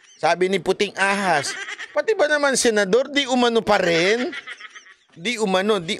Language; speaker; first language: Filipino; native; Filipino